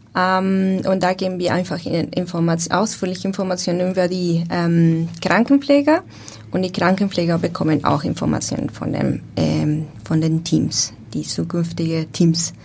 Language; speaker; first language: German; non-native, learner; Spanish